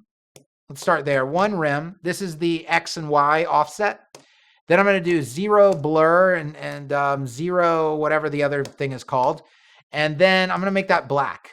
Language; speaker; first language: English; native; English